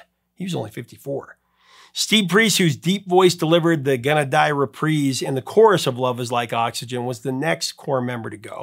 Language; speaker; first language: English; native; English